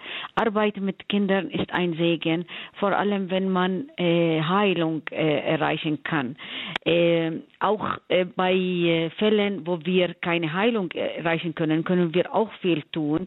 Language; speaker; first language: German; non-native, fluent; Arabic